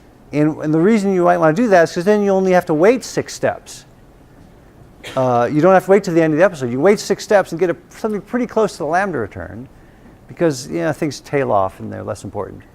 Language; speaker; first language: English; native; English